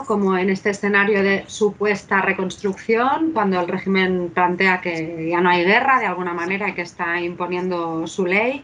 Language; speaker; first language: Spanish; native; Spanish